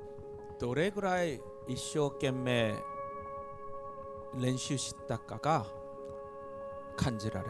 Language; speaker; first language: Japanese; non-native, fluent; Korean